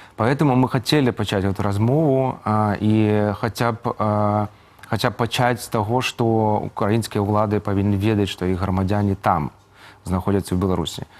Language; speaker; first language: Belarusian; native; Belarusian